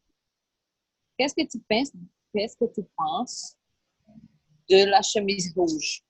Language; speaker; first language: French; non-native, learner; Portuguese